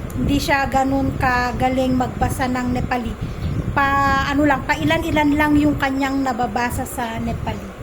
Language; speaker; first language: Filipino; native; Filipino